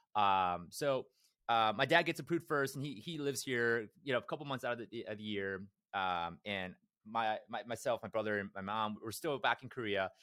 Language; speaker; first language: English; early bilingual, other home language; Korean